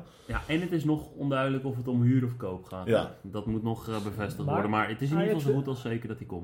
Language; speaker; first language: Dutch; native; Dutch